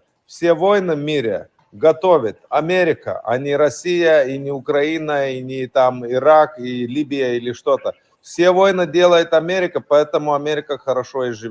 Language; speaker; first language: Russian; non-native, fluent; Lithuanian